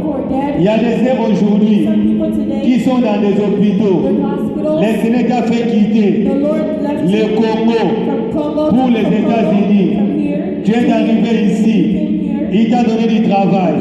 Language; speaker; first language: French; non-native, local second language; Lingala